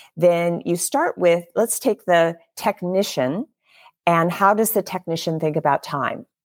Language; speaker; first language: English; native; English